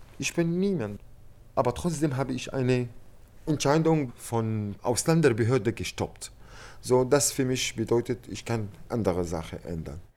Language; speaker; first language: German; non-native, learner; Arabic